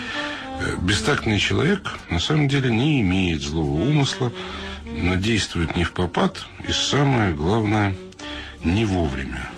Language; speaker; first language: Russian; native; Russian